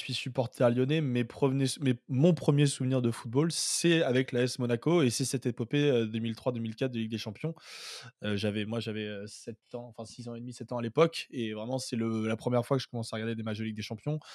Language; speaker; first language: French; native; French